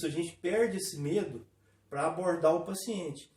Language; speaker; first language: Portuguese; native; Portuguese